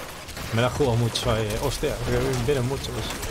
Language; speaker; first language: Spanish; native; Spanish